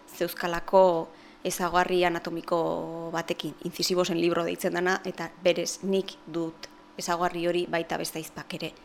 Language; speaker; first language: Basque; native; Basque